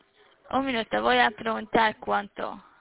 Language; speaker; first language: Spanish; early bilingual, heritage; Spanish